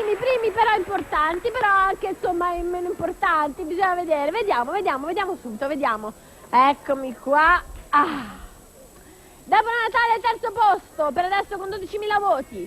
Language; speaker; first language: Italian; native; Italian